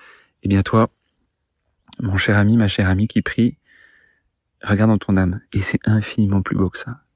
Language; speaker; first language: French; native; French